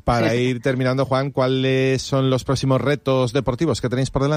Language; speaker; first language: Spanish; native; Spanish